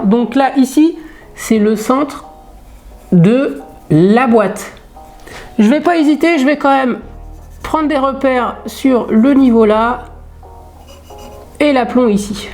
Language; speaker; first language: French; native; French